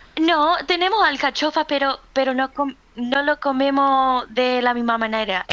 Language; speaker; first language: Spanish; non-native, fluent; English